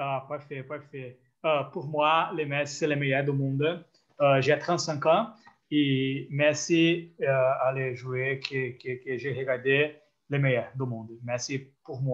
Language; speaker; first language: French; non-native, fluent; Portuguese